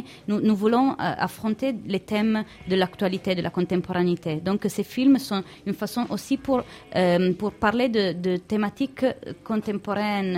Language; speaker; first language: French; non-native, fluent; Italian